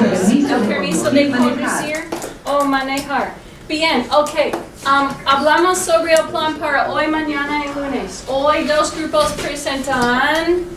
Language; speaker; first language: Spanish; non-native, fluent; English